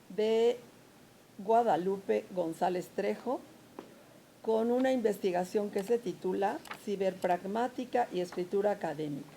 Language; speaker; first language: Spanish; native; Spanish